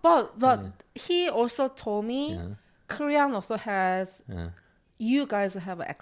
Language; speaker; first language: English; non-native, learner; Korean